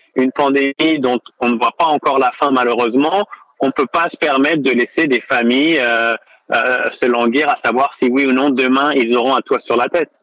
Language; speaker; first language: French; native; French